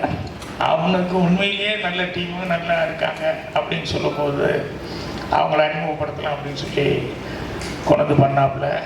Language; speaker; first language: Tamil; native; Tamil